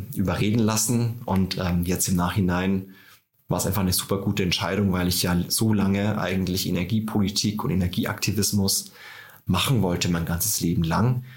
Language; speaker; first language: German; native; German